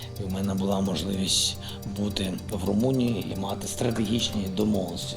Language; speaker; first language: Ukrainian; non-native, local second language; Russian